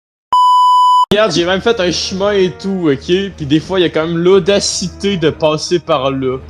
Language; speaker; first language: French; native; French